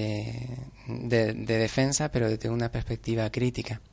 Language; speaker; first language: Spanish; native; Spanish